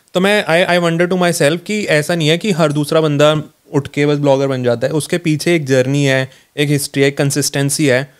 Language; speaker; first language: Hindi; native; Hindi